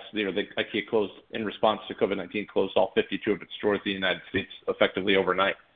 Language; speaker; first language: English; native; English